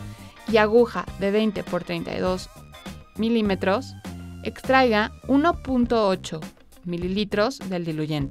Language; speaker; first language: Spanish; native; Spanish